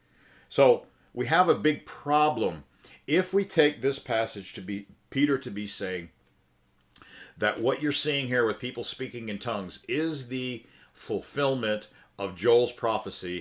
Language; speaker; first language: English; native; English